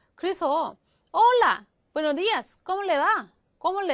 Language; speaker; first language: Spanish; non-native, fluent; Korean